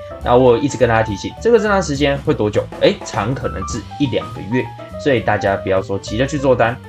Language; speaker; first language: Chinese; native; Chinese